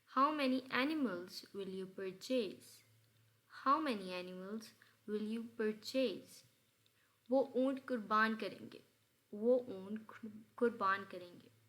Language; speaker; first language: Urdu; native; Urdu